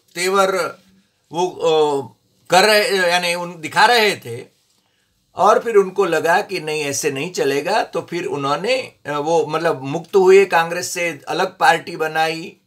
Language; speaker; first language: Hindi; non-native, local second language; Gujarati